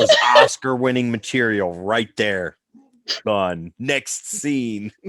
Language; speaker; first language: English; native; English